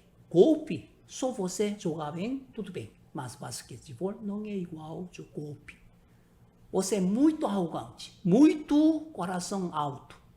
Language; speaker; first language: Portuguese; non-native, learner; Korean